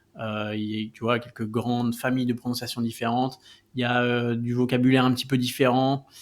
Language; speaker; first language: French; native; French